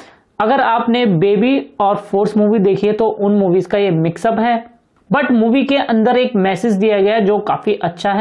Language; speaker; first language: Hindi; native; Hindi